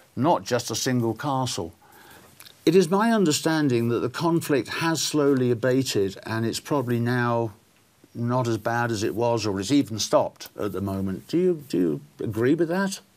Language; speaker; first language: English; native; English